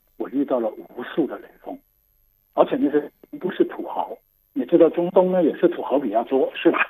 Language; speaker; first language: Chinese; non-native, local second language; Cantonese